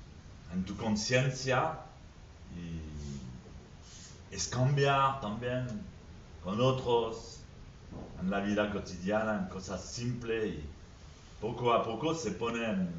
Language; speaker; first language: Spanish; non-native, fluent; French